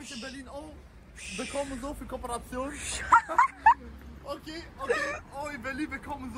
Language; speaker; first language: German; early bilingual, other home language; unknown